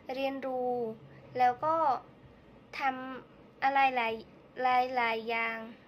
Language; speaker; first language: Thai; non-native, learner; Khmer